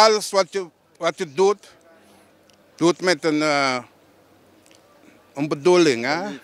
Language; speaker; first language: Dutch; non-native, local second language; Papiamento